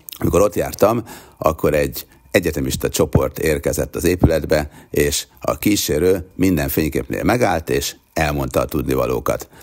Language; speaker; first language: Hungarian; native; Hungarian